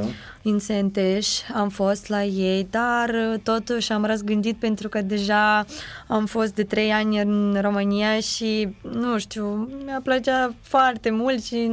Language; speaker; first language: Romanian; non-native, fluent; Ukrainian